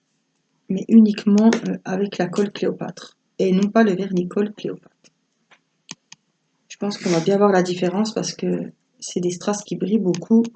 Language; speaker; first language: French; native; French